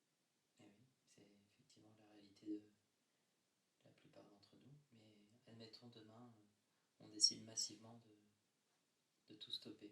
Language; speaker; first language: French; native; French